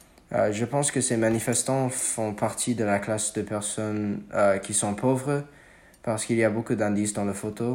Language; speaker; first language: French; non-native, fluent; English